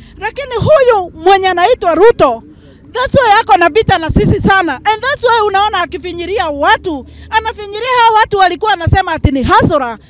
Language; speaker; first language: Swahili; non-native, local second language; Kikuyu